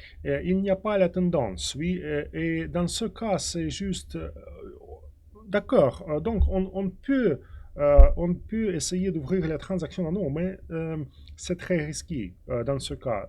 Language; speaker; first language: French; non-native, fluent; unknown